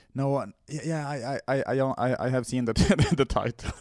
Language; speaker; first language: English; non-native, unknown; Swedish